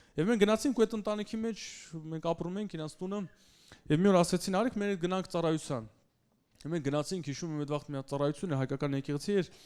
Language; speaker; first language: Armenian; early bilingual, heritage; Russian